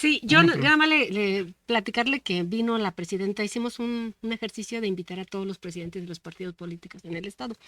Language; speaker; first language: Spanish; native; Spanish